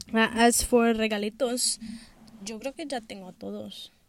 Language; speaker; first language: Spanish; early bilingual, heritage; Spanish